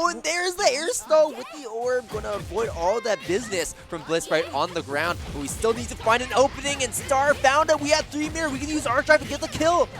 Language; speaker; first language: English; native; English